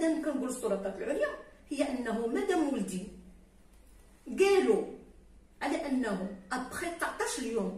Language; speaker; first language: Arabic; native; Arabic